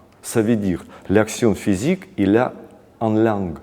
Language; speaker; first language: French; non-native, fluent; Russian